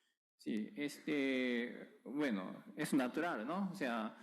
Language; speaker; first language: Spanish; non-native, fluent; Japanese